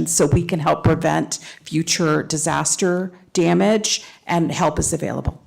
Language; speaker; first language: English; native; English